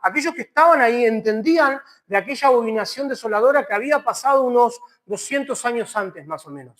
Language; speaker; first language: Spanish; native; Spanish